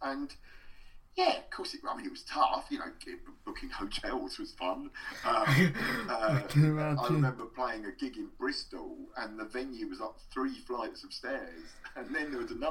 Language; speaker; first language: English; native; English